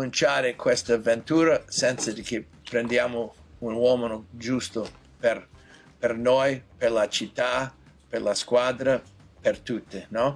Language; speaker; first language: Italian; non-native, learner; English